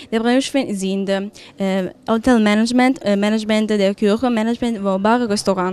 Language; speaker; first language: German; non-native, learner; Italian